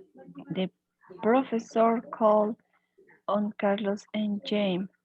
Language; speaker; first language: English; non-native, learner; Spanish